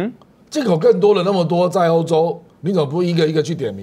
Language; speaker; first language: Chinese; native; Chinese